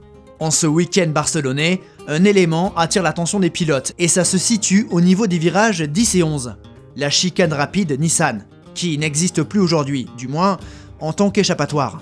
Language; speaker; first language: French; native; French